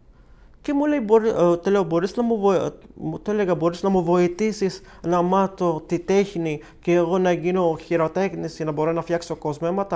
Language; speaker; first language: Greek; non-native, learner; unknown